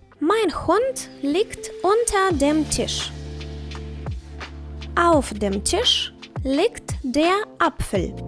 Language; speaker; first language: German; non-native, fluent; Ukrainian